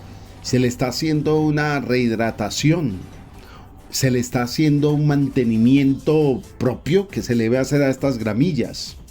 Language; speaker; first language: Spanish; native; Spanish